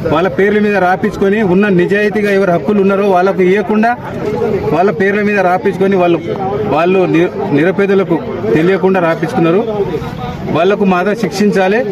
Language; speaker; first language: Telugu; non-native, local second language; Lambadi